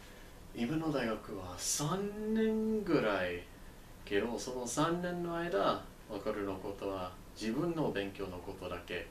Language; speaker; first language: Japanese; non-native, learner; English